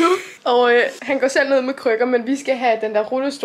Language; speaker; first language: Danish; native; Danish